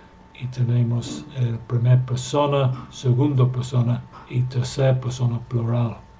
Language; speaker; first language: Spanish; non-native, fluent; English